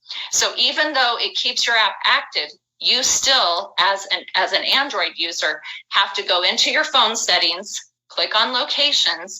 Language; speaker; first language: English; native; English